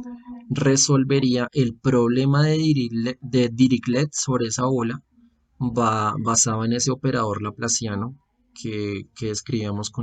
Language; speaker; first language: Spanish; native; Spanish